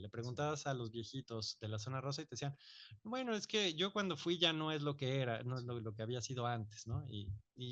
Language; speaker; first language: Spanish; native; Spanish